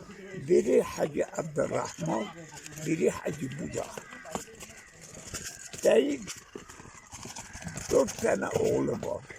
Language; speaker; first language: Turkish; non-native, local second language; Kurdish